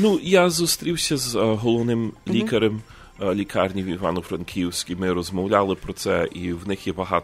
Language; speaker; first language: Ukrainian; early bilingual, heritage; Ukrainian